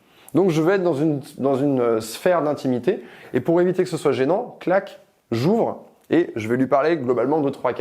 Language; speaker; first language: French; native; French